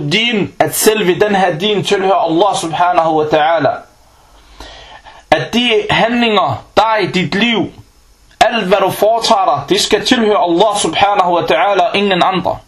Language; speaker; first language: Danish; early bilingual, other home language; Arabic